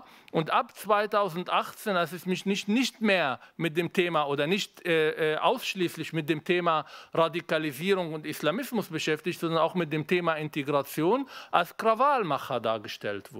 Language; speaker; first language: German; non-native, fluent; Arabic